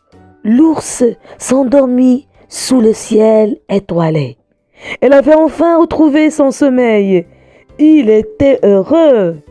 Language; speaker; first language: French; non-native, local second language; Arabic